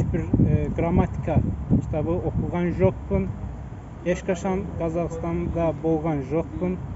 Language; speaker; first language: Kazakh; non-native, fluent; Azerbaijani